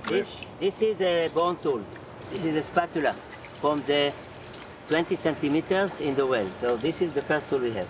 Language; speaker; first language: English; non-native, fluent; Hebrew